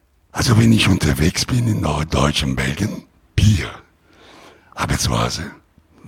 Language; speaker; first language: German; non-native, learner; Italian